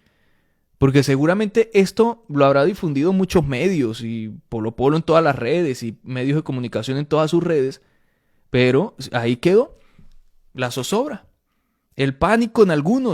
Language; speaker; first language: Spanish; native; Spanish